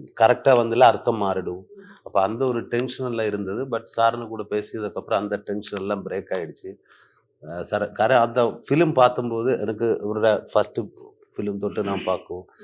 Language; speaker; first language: Tamil; non-native, learner; Malayalam